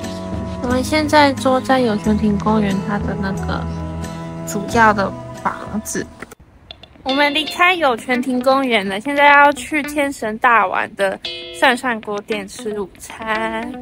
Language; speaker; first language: Chinese; native; Chinese